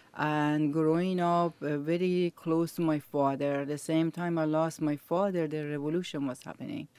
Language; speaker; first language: English; non-native, learner; Persian